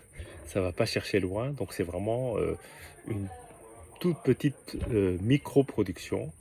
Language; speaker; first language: French; native; French